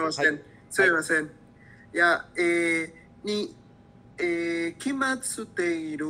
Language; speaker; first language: Japanese; non-native, learner; Spanish